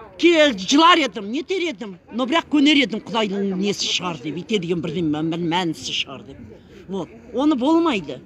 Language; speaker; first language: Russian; non-native, local second language; Kazakh